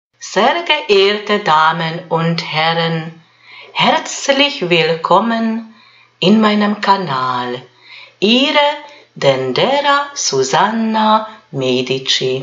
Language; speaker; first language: German; non-native, fluent; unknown